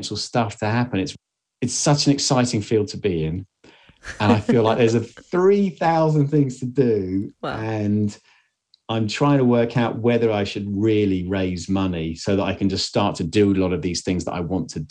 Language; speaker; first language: English; native; English